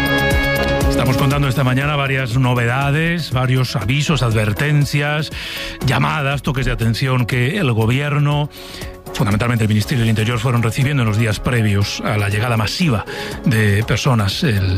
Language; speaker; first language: Spanish; native; Spanish